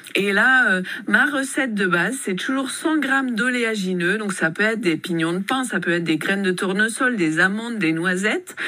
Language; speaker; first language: French; native; French